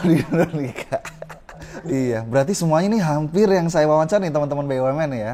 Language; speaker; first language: Indonesian; native; Indonesian